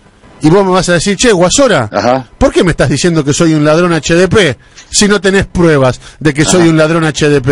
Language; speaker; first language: Spanish; native; Spanish